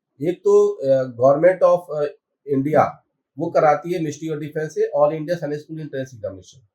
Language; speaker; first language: Hindi; native; Hindi